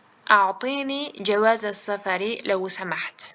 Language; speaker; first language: Arabic; non-native, fluent; Uzbek